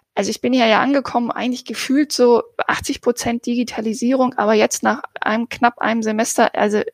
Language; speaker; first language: German; native; German